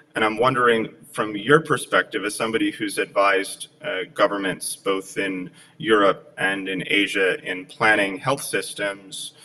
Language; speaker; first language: English; early bilingual, other home language; Polish